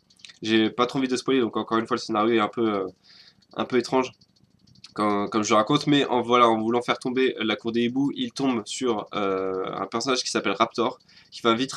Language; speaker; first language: French; native; French